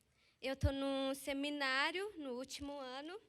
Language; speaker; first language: Portuguese; non-native, local second language; Ticuna